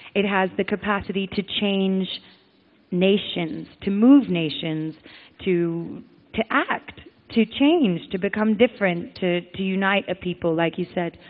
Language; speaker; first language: English; native; English